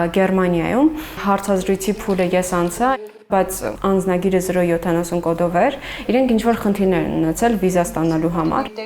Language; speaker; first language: Armenian; native; Armenian